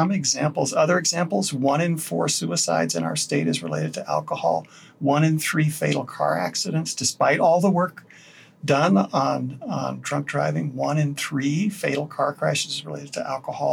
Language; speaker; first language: English; native; English